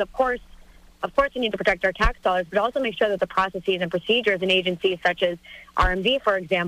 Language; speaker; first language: English; native; English